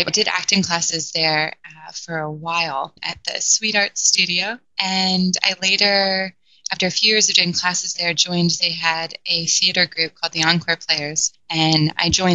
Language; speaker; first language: English; native; English